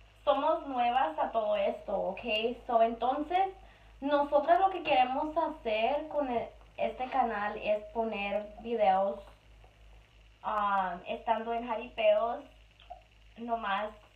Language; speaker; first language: Spanish; early bilingual, other home language; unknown